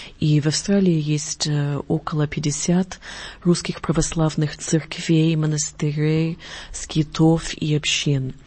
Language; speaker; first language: Russian; early bilingual, heritage; Russian